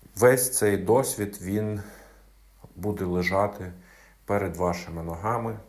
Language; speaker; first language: Ukrainian; non-native, local second language; Russian